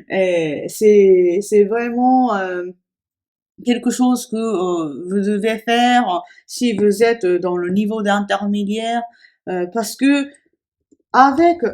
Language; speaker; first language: French; non-native, fluent; Japanese